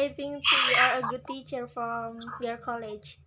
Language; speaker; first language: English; non-native, learner; Indonesian